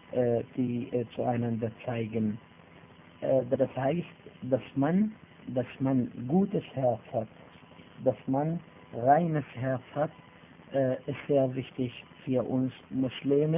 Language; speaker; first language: German; non-native, fluent; Arabic